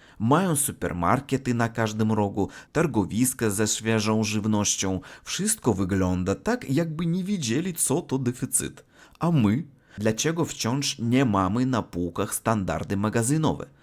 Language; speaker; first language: Polish; non-native, learner; Russian